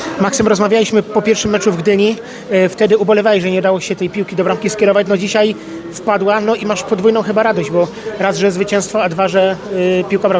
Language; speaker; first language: Polish; native; Polish